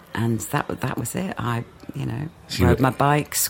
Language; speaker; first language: English; native; English